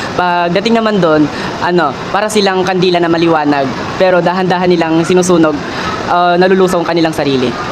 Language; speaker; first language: Filipino; non-native, local second language; Tausug